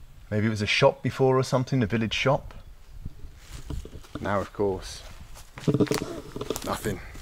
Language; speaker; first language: English; native; English